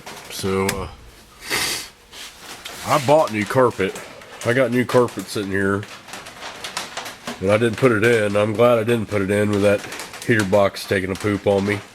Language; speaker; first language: English; native; English